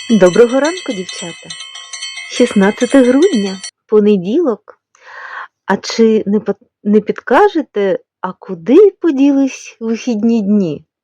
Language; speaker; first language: Ukrainian; non-native, local second language; Russian